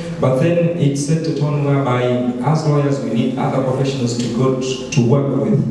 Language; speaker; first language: English; non-native, local second language; Swahili